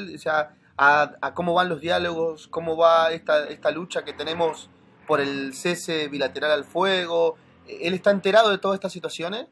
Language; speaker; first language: Spanish; native; Spanish